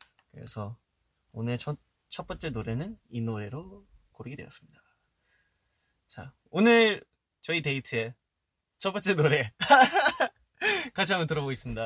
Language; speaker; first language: Korean; early bilingual, heritage; Korean